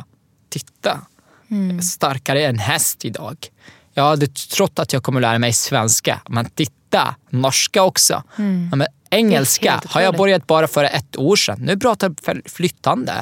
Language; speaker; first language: Swedish; non-native, learner; Arabic